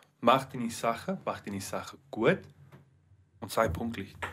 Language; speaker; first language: German; non-native, learner; English